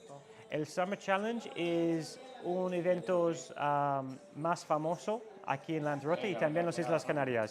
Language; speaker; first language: Spanish; non-native, learner; English